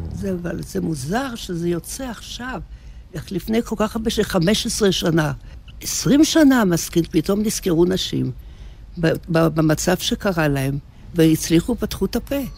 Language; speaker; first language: Hebrew; early bilingual, other home language; Russian